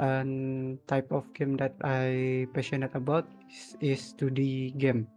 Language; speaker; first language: English; non-native, learner; Indonesian